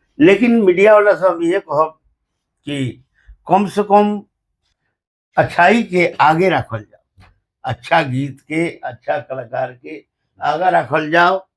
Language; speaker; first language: Bhojpuri; native; Bhojpuri